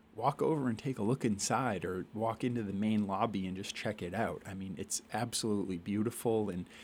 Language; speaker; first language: English; native; English